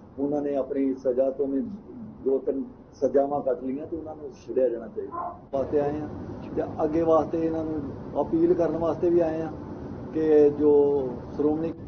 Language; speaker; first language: Punjabi; native; Punjabi